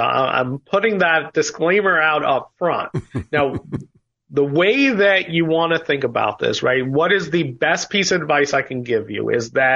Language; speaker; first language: English; native; English